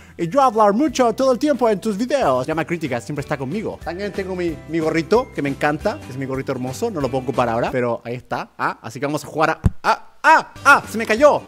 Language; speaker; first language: Spanish; non-native, learner; English